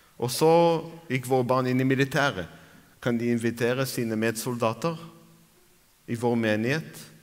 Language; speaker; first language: Norwegian; non-native, fluent; Arabic